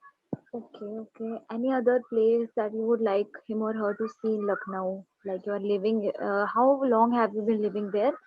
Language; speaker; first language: English; non-native, local second language; Hindi